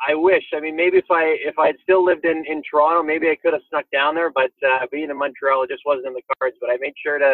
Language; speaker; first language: English; native; English